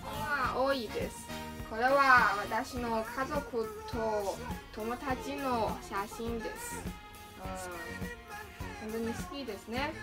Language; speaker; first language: Japanese; non-native, learner; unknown